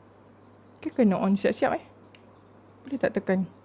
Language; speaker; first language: Malay; native; Malay